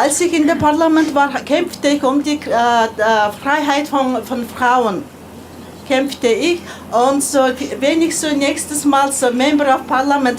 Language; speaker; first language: German; non-native, learner; Mongolian